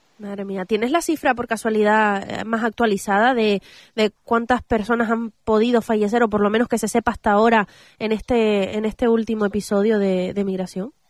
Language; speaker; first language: Spanish; native; Spanish